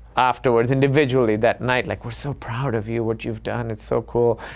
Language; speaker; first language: English; non-native, local second language; Urdu